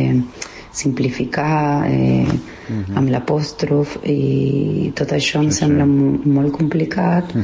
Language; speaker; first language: Catalan; non-native, fluent; Spanish